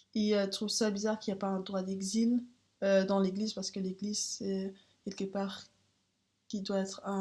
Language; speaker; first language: French; non-native, learner; Danish